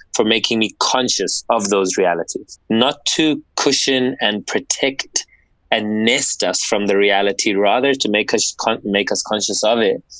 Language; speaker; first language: English; native; English